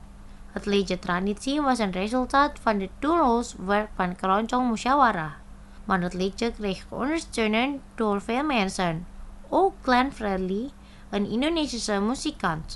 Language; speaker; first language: Dutch; non-native, fluent; Indonesian